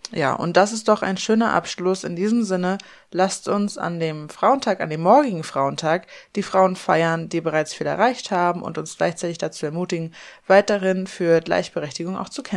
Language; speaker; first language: German; native; German